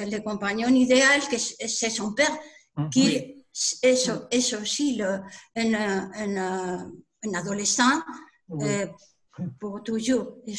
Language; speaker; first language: French; non-native, learner; Spanish